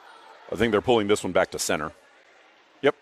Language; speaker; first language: English; native; English